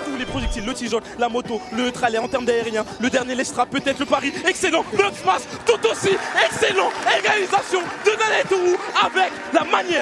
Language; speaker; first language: French; native; French